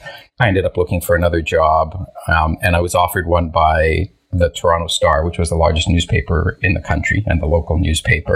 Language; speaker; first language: English; early bilingual, other home language; Hebrew